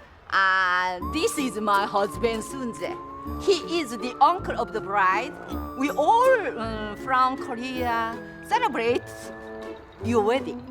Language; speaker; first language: English; non-native, learner; Korean